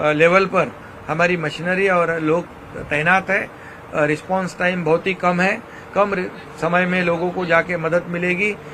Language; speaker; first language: Hindi; non-native, local second language; Marathi